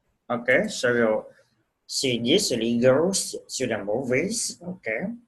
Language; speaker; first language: English; non-native, fluent; Vietnamese